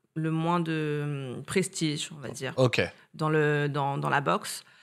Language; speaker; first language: French; native; French